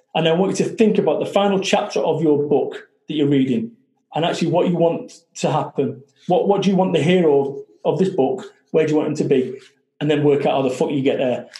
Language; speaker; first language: English; native; English